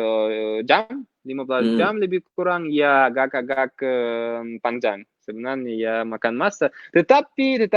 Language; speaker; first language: Indonesian; non-native, fluent; Russian